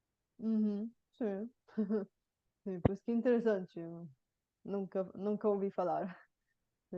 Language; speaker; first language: Portuguese; non-native, fluent; Bulgarian